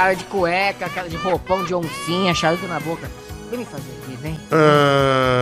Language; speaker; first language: Portuguese; native; Portuguese